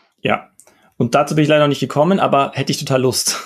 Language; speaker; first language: German; native; German